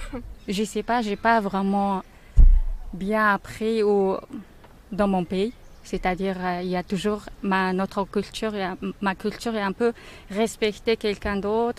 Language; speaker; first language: French; non-native, learner; Mongolian